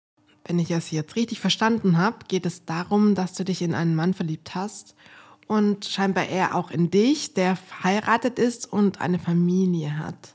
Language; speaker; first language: German; native; German